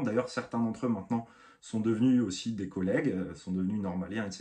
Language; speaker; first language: French; native; French